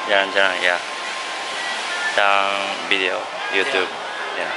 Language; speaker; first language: Indonesian; non-native, learner; Japanese